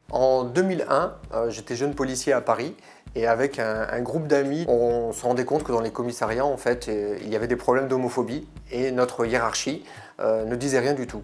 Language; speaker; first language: French; native; French